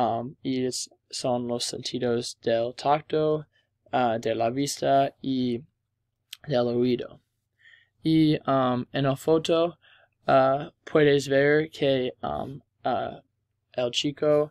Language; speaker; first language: Spanish; non-native, learner; English